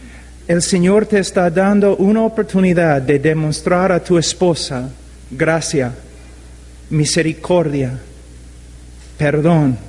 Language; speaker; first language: Spanish; non-native, fluent; English